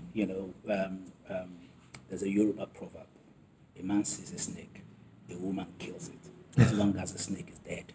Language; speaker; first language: English; non-native, local second language; Yoruba